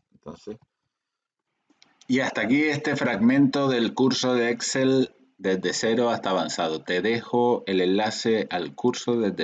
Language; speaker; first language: Spanish; native; Spanish